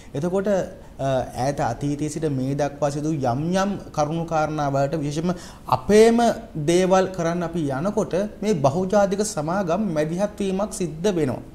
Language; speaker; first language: Sinhala; native; Sinhala